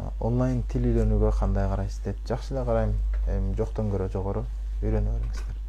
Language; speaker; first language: Kyrgyz; early bilingual, heritage; Kyrgyz